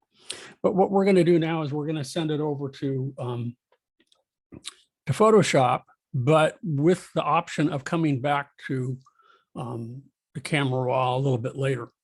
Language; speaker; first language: English; native; English